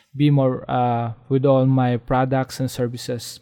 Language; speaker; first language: English; non-native, local second language; Filipino